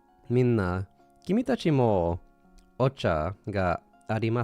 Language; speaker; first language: Japanese; non-native, learner; English